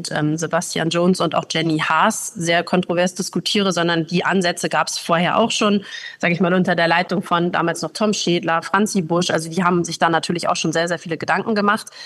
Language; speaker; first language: German; native; German